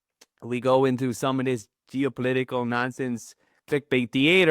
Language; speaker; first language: English; native; English